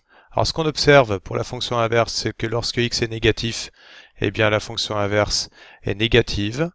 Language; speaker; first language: French; native; French